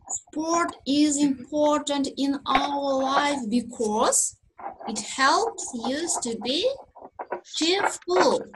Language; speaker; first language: English; non-native, fluent; Kazakh